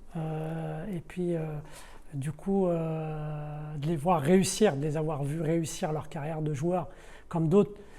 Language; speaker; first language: French; early bilingual, other home language; Arabic